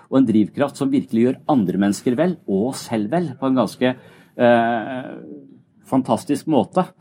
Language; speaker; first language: Norwegian; native; Norwegian